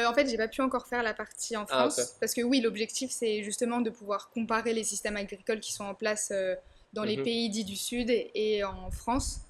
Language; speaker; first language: French; native; French